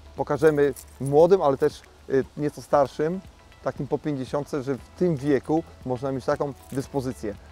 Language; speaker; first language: Polish; native; Polish